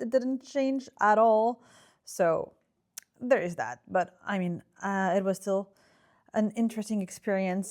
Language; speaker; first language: English; non-native, fluent; French